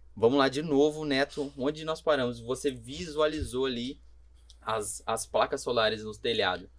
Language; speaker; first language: Portuguese; native; Portuguese